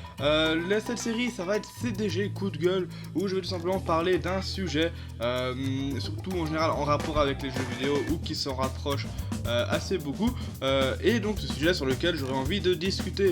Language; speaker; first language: French; native; French